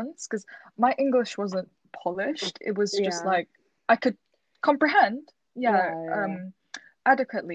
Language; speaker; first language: English; early bilingual, other home language; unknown